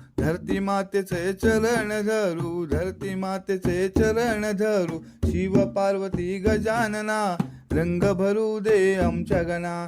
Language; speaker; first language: Marathi; native; Marathi